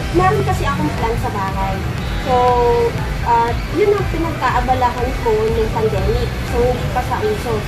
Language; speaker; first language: Filipino; native; Filipino